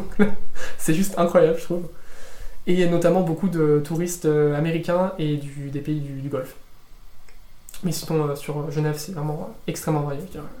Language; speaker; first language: French; native; French